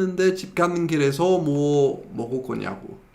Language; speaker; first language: Korean; non-native, fluent; English